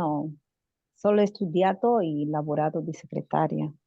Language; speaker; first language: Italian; non-native, learner; Spanish